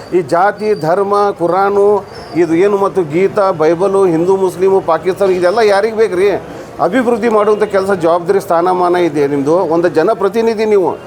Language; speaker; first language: Kannada; non-native, local second language; Urdu